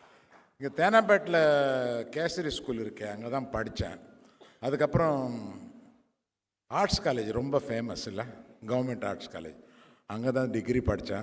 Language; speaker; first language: Tamil; non-native, local second language; Telugu